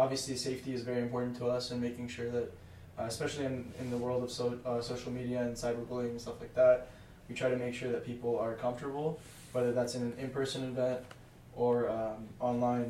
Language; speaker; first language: English; native; English